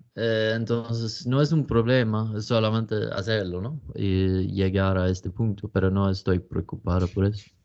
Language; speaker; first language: Spanish; non-native, learner; Swedish